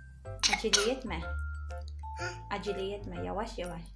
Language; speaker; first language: Turkish; non-native, learner; Filipino